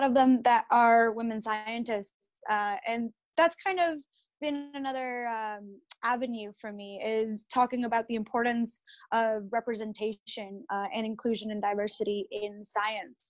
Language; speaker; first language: English; early bilingual, other home language; Spanish